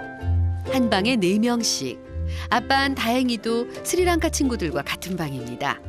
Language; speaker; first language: Korean; native; Korean